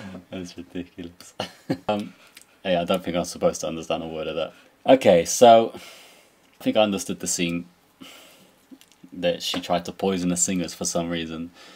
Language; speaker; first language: English; native; English